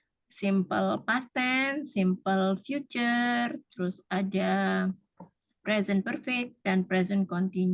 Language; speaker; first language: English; non-native, fluent; Indonesian